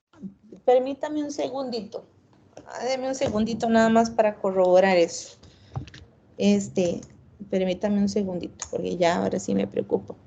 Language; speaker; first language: Spanish; native; Spanish